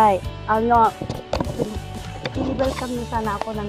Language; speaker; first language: Japanese; non-native, learner; Filipino